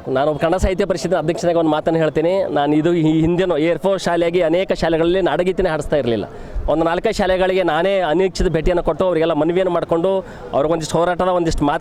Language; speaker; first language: Kannada; native; Kannada